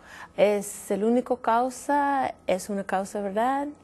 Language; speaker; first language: Spanish; non-native, fluent; English